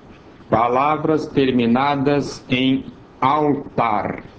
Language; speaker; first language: Portuguese; native; Portuguese